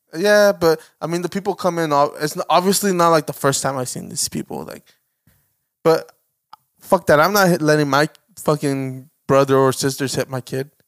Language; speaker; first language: English; native; English